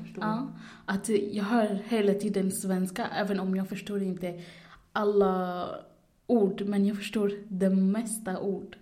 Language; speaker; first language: Swedish; non-native, learner; Arabic